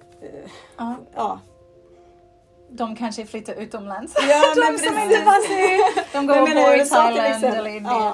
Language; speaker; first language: Swedish; native; Swedish